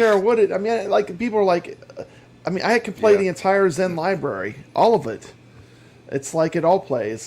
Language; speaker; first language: English; native; English